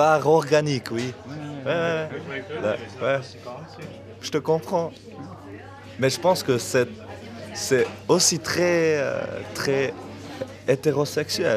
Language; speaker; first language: French; non-native, local second language; German